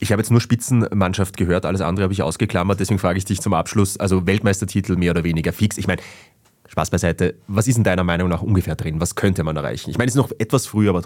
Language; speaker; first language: German; native; German